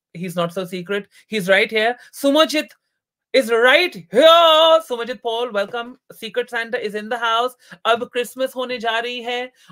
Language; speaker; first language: Hindi; native; Hindi